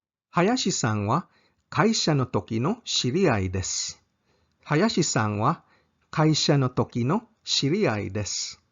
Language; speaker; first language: Japanese; non-native, fluent; English